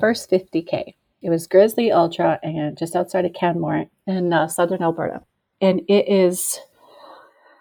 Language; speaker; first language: English; native; English